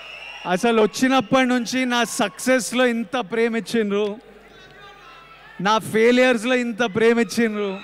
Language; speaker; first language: Telugu; native; Telugu